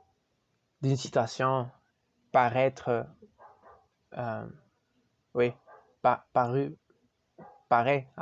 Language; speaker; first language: French; non-native, learner; Spanish